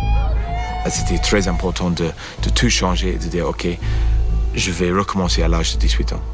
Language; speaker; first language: French; non-native, fluent; English